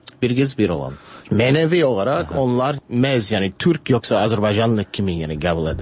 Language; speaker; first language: Turkish; non-native, fluent; English